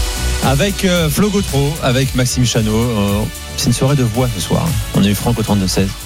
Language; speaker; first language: French; native; French